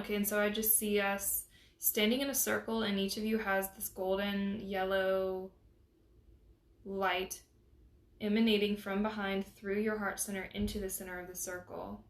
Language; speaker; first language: English; native; English